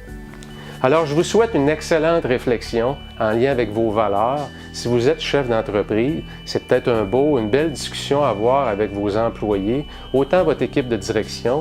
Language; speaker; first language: French; native; French